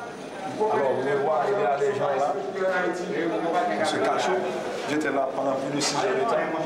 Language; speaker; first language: French; non-native, local second language; Haitian Creole